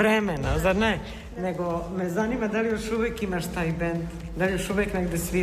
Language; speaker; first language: Serbian; native; Serbian